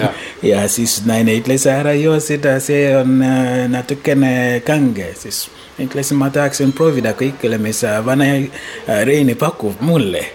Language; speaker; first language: Estonian; non-native, learner; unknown